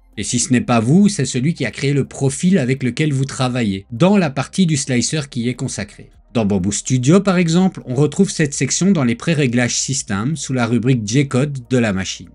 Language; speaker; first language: French; native; French